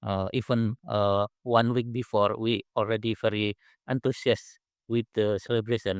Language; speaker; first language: English; non-native, learner; Indonesian